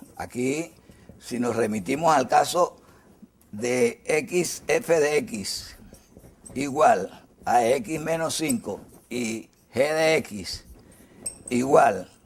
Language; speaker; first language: Spanish; native; Spanish